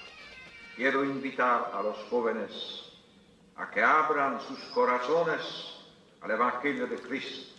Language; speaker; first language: Spanish; non-native, fluent; Polish